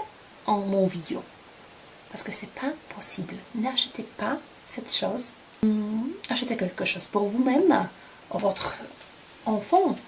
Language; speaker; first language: French; non-native, fluent; Polish